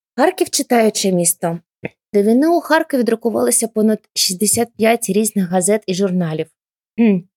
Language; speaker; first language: Ukrainian; native; Ukrainian